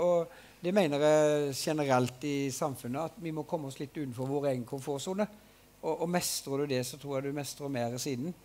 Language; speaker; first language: Norwegian; native; Norwegian